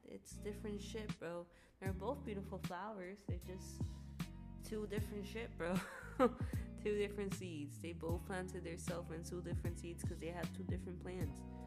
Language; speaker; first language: English; native; English